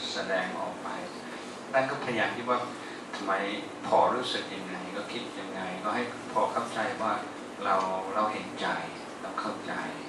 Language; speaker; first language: Thai; non-native, fluent; English